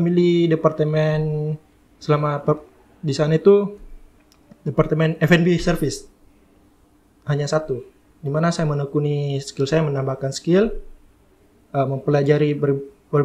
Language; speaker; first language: Indonesian; native; Indonesian